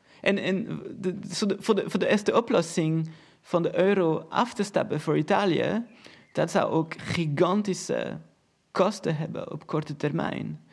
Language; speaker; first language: Dutch; non-native, fluent; Portuguese